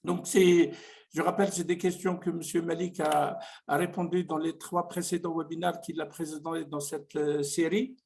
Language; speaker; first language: French; non-native, local second language; Arabic